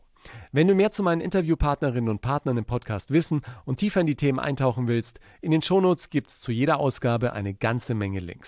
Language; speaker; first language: German; native; German